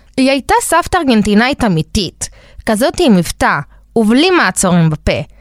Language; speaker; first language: Hebrew; early bilingual, other home language; Spanish